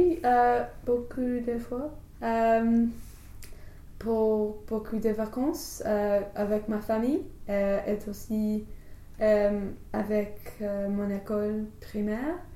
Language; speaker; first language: French; non-native, learner; English